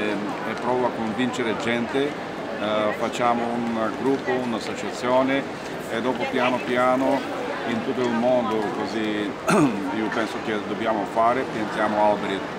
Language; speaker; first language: Italian; non-native, learner; Bulgarian